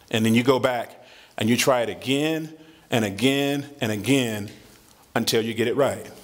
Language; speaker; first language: English; native; English